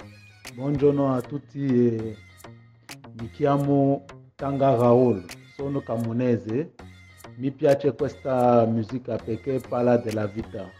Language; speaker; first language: Italian; non-native, learner; French